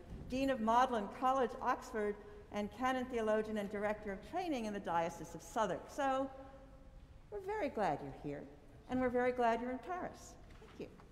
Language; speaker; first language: English; native; English